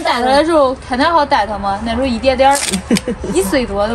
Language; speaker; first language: Chinese; native; Chinese